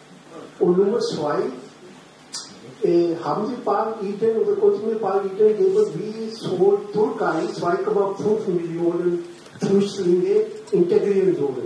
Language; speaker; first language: German; non-native, learner; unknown